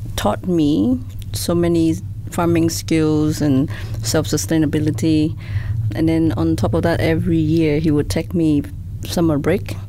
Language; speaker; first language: English; non-native, fluent; Vietnamese